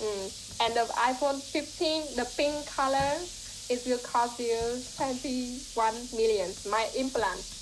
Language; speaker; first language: English; non-native, fluent; Vietnamese